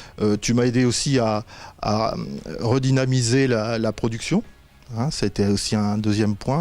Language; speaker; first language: French; native; French